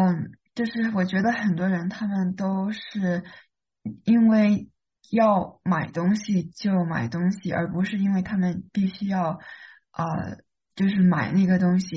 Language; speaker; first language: Chinese; early bilingual, heritage; Chinese